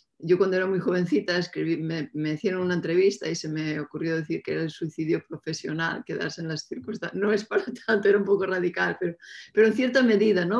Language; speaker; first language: Spanish; native; Spanish